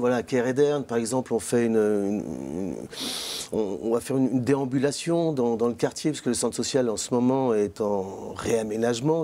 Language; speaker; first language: French; native; French